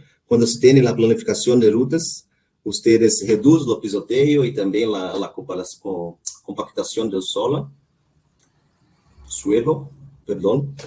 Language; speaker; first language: Spanish; non-native, learner; Portuguese